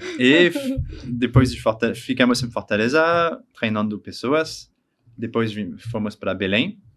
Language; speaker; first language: Portuguese; non-native, learner; French